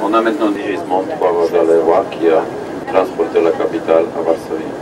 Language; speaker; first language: French; non-native, fluent; Polish